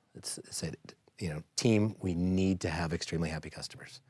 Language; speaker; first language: English; native; English